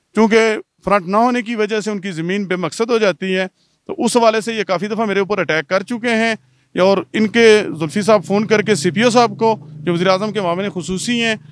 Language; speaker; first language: Urdu; non-native, local second language; Punjabi